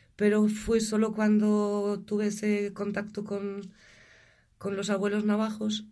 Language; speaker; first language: Spanish; non-native, fluent; German